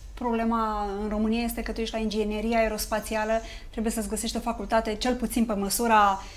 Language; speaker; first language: Romanian; native; Romanian